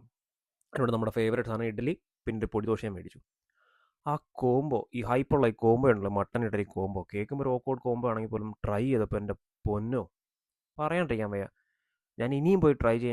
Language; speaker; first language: Malayalam; native; Malayalam